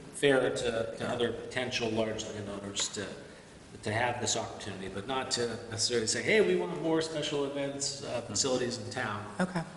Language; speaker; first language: English; native; English